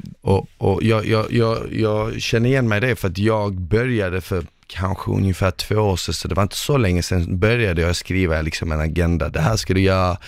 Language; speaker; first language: Swedish; early bilingual, other home language; Bosnian